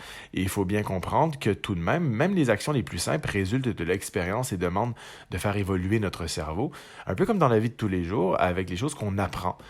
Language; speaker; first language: French; native; French